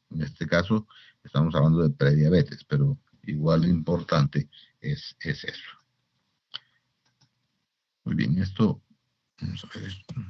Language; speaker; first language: Spanish; native; Spanish